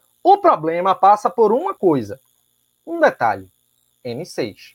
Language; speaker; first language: Portuguese; native; Portuguese